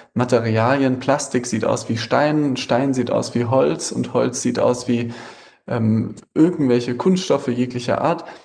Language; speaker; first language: German; native; German